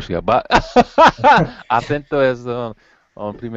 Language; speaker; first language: Spanish; non-native, learner; English